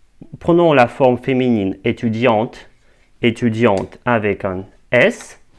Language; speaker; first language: French; non-native, fluent; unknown